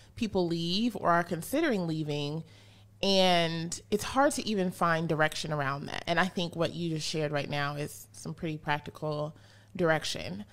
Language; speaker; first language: English; native; English